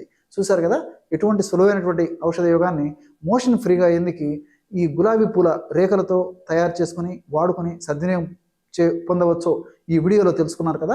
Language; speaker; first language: Telugu; native; Telugu